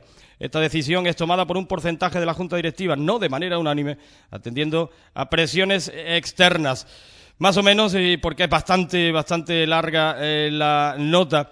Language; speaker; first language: Spanish; native; Spanish